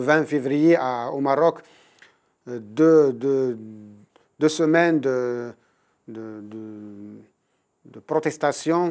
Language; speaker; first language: French; non-native, local second language; Arabic